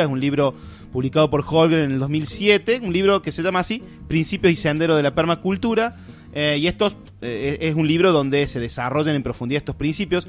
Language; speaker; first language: Spanish; native; Spanish